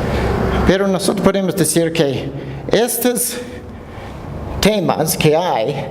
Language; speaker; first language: Spanish; non-native, fluent; English